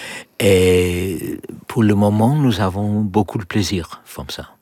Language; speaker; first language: French; non-native, learner; English